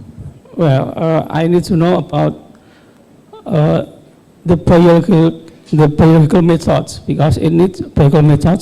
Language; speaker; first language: English; non-native, learner; Indonesian